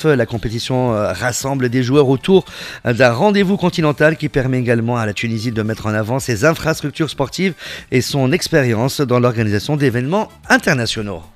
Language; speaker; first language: French; non-native, local second language; Arabic